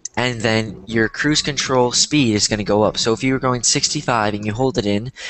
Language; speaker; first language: English; native; English